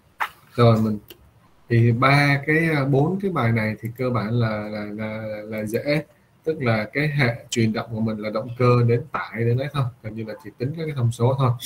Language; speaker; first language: Vietnamese; native; Vietnamese